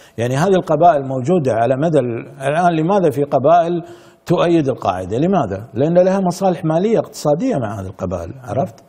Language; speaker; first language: Arabic; native; Arabic